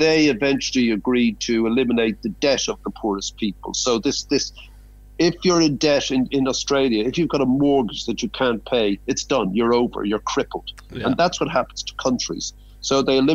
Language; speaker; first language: English; native; English